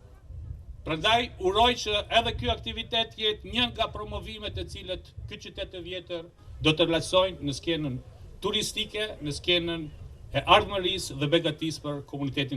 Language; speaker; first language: Albanian; native; Albanian